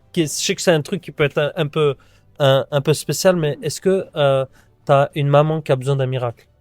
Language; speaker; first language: French; native; French